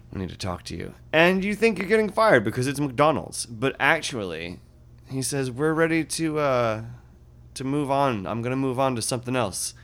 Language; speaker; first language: English; native; English